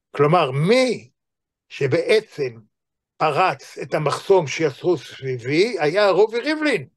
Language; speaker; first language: Hebrew; native; Hebrew